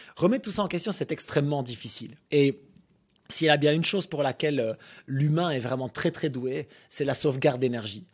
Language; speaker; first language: French; native; French